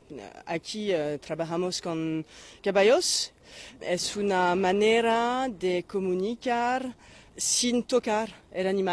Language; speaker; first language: Spanish; non-native, fluent; French